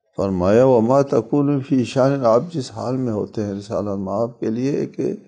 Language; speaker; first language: Urdu; non-native, local second language; Balti